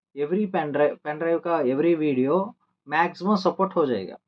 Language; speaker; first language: Hindi; non-native, local second language; Telugu